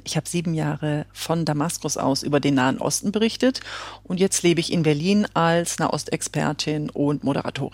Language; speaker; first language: German; native; German